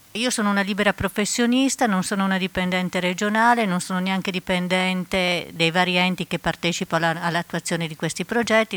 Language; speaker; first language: Italian; native; Italian